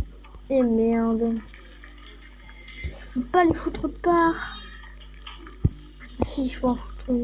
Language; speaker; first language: French; native; French